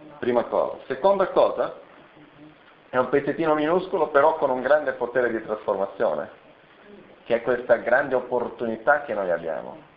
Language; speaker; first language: Italian; non-native, fluent; Portuguese